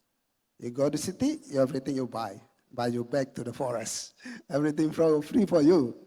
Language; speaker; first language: English; non-native, learner; Indonesian